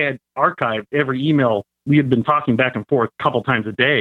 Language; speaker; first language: English; native; English